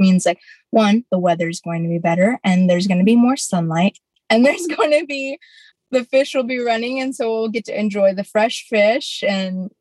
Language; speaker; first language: English; native; English